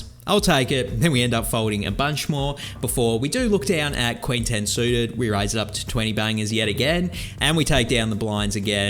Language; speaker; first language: English; native; English